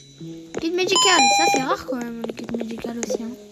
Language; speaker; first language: French; native; French